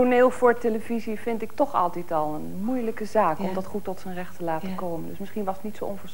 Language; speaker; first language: Dutch; native; Dutch